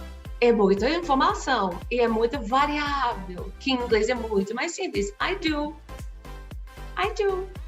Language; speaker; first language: Portuguese; non-native, fluent; English